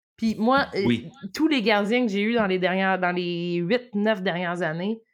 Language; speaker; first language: French; native; French